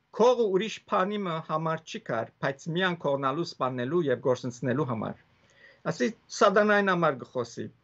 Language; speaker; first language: Armenian; early bilingual, heritage; Armenian